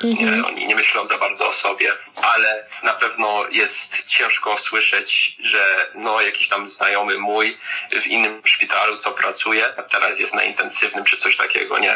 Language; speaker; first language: Polish; early bilingual, heritage; Polish